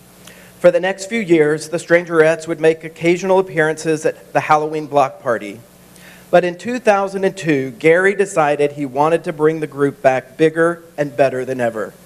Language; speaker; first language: English; native; English